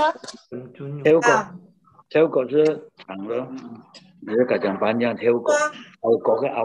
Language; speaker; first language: Chinese; non-native, learner; Indonesian